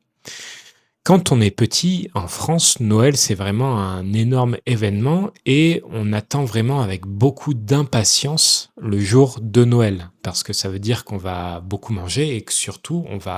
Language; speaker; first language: French; native; French